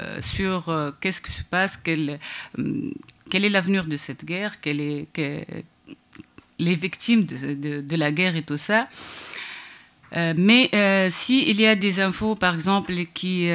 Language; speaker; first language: French; non-native, local second language; Arabic